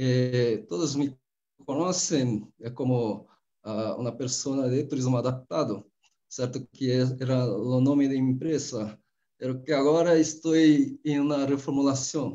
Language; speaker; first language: Spanish; non-native, fluent; Portuguese